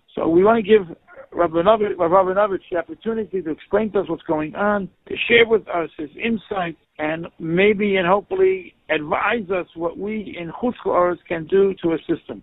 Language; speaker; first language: English; native; English